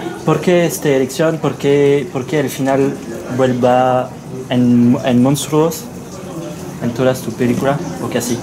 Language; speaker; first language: Spanish; non-native, learner; French